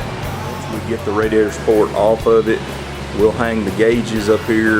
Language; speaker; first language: English; native; English